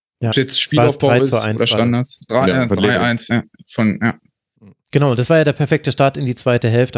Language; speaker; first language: German; native; German